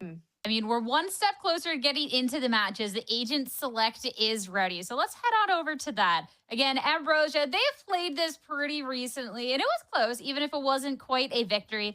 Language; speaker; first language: English; native; English